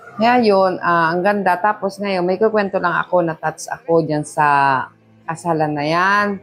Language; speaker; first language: Filipino; non-native, local second language; Pampanga